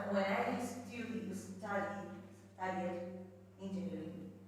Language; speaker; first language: English; non-native, learner; Spanish